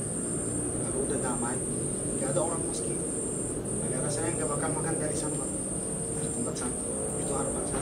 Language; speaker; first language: Indonesian; non-native, fluent; Arabic